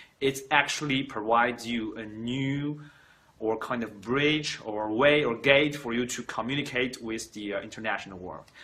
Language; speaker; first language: English; non-native, fluent; Chinese